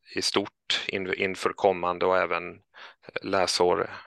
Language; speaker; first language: Swedish; native; Swedish